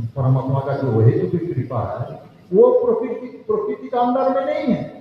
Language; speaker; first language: Hindi; non-native, local second language; Bangla